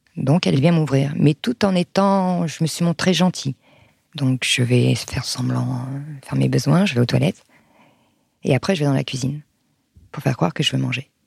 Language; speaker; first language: French; early bilingual, other home language; Arabic